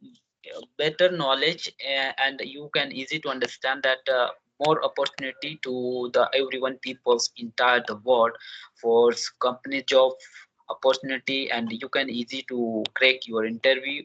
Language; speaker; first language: English; non-native, learner; Hindi